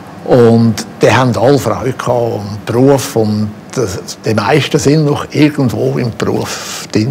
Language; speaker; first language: German; native; German